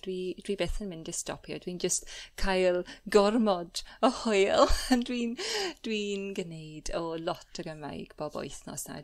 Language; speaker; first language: Welsh; non-native, learner; English